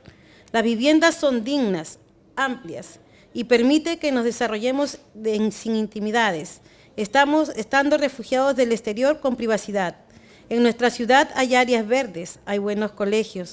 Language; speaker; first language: Spanish; native; Spanish